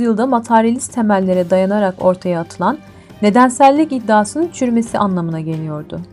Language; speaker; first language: Turkish; native; Turkish